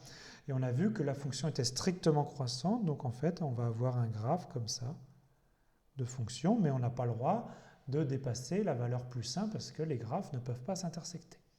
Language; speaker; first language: French; native; French